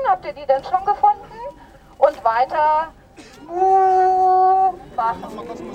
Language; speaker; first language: German; native; German